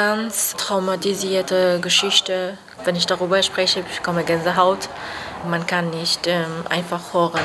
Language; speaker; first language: German; non-native, fluent; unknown